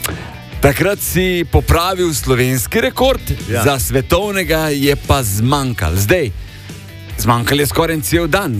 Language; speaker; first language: Slovenian; native; Slovenian